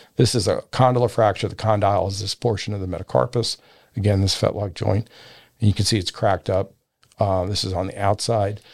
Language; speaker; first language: English; native; English